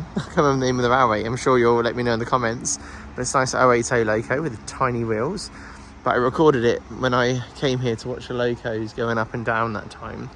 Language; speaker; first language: English; native; English